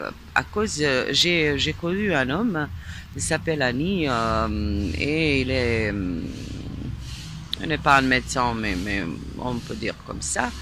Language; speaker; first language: French; non-native, fluent; Serbian